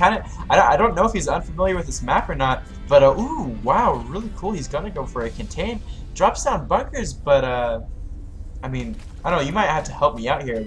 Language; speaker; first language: English; native; English